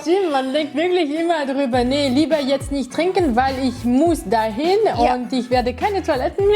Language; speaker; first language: German; non-native, fluent; Russian